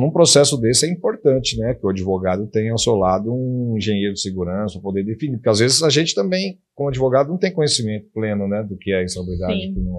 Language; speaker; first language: Portuguese; native; Portuguese